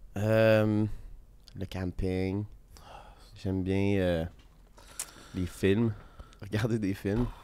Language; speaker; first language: French; native; French